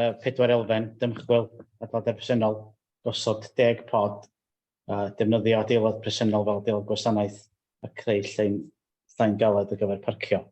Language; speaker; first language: Welsh; native; Welsh